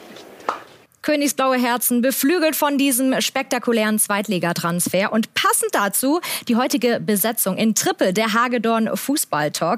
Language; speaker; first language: German; native; German